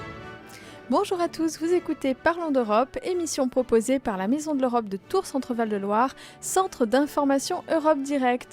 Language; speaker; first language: French; native; French